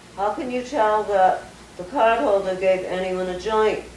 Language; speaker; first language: English; native; English